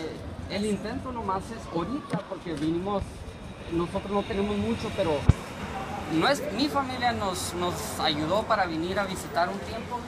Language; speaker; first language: Spanish; early bilingual, heritage; Spanish